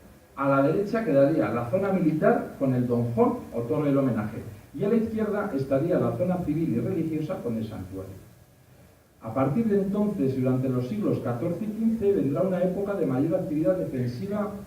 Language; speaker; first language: Spanish; native; Spanish